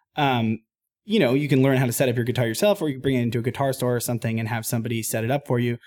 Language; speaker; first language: English; native; English